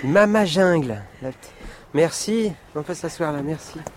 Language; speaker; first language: French; native; French